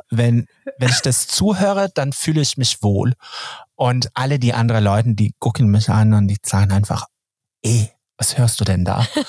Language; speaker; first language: German; non-native, fluent; Swedish